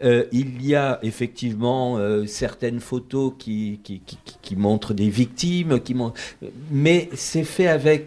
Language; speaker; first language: French; native; French